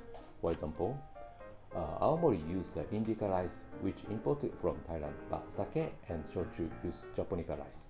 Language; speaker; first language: English; non-native, fluent; Japanese